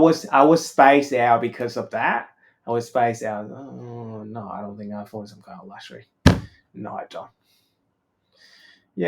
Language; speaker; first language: English; non-native, fluent; Vietnamese